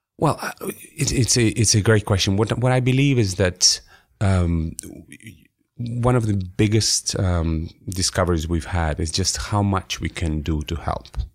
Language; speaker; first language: English; non-native, fluent; Russian